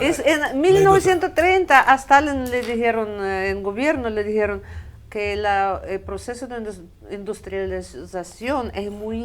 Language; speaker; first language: Spanish; non-native, fluent; Russian